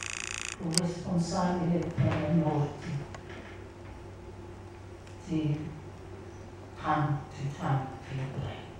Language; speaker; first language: Italian; non-native, learner; English